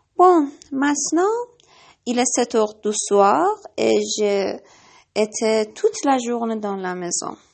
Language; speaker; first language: French; non-native, learner; Persian